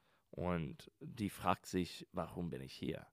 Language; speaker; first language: German; non-native, learner; English